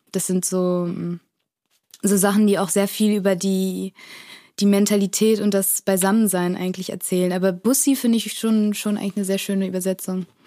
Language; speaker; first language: German; early bilingual, other home language; Portuguese